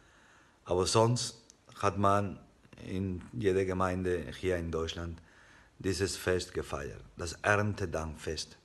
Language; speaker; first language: German; non-native, fluent; Spanish